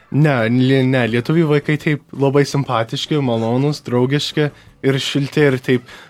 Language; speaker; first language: Lithuanian; early bilingual, heritage; Lithuanian